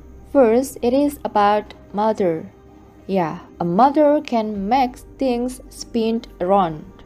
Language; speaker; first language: English; non-native, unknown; Indonesian